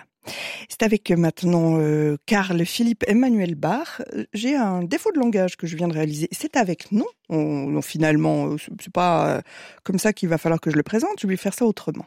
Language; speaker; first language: French; native; French